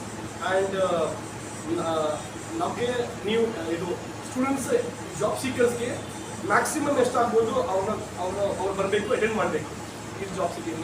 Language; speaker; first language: Kannada; non-native, local second language; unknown